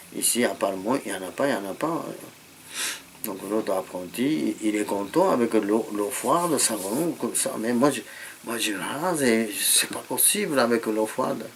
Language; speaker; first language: French; non-native, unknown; Japanese